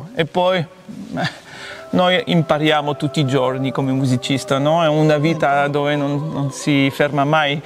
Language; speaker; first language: Italian; non-native, fluent; French